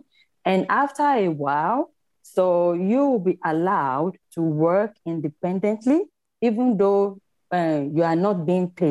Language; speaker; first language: English; non-native, local second language; Yoruba